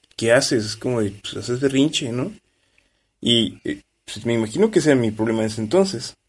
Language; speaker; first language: Spanish; native; Spanish